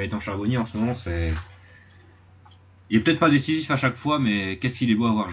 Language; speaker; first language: French; native; French